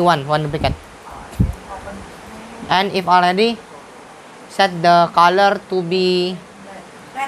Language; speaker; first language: English; non-native, learner; Indonesian